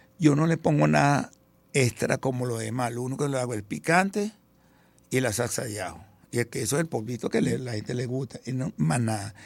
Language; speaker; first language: Spanish; early bilingual, other home language; Italian